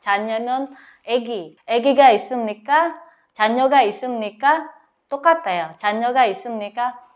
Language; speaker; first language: Korean; non-native, fluent; Filipino